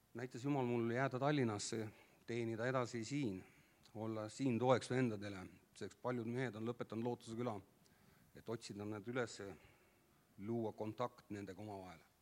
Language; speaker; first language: Estonian; native; Estonian